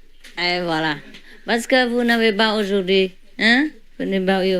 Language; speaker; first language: French; non-native, learner; Vietnamese